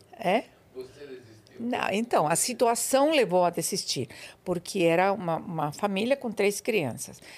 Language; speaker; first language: Portuguese; non-native, fluent; Spanish